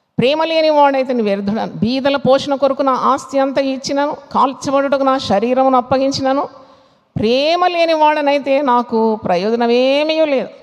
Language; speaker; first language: Telugu; non-native, fluent; Malayalam